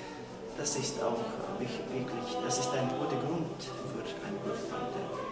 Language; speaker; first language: German; non-native, learner; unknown